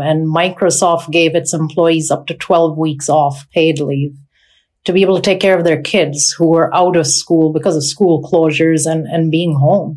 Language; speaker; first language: English; non-native, local second language; Urdu